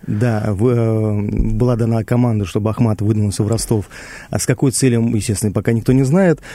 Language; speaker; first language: Russian; native; Russian